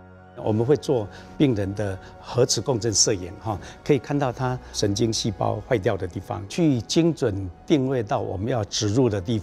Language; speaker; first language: Chinese; native; Chinese